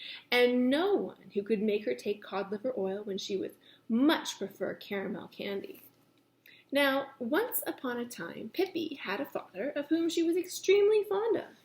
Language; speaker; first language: English; native; English